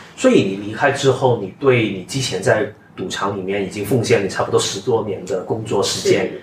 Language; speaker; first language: Chinese; non-native, local second language; Cantonese